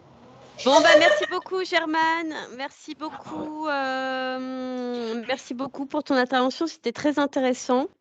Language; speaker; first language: French; native; French